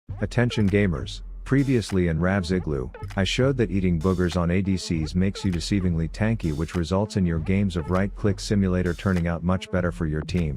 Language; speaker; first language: English; native; English